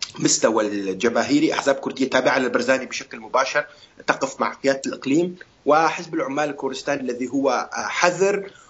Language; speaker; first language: Arabic; non-native, local second language; Kurdish